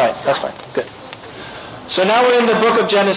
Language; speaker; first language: English; native; English